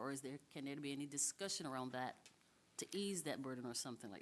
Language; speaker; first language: English; native; English